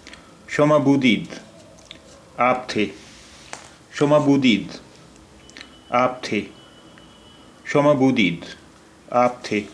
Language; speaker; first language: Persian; non-native, fluent; Urdu